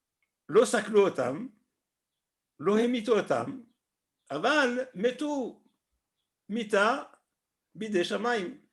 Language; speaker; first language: Hebrew; non-native, fluent; French